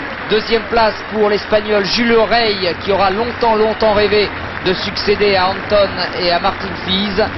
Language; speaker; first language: French; native; French